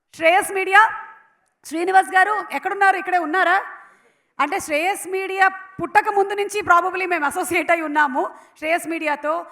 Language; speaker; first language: Telugu; non-native, local second language; Malayalam